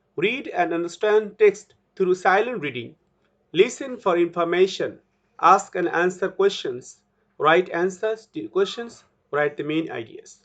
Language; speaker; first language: English; non-native, local second language; Bangla